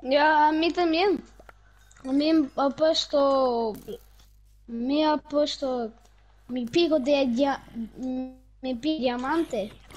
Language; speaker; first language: Spanish; non-native, learner; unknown